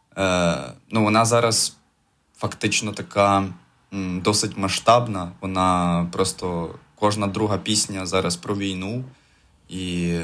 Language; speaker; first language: Ukrainian; native; Ukrainian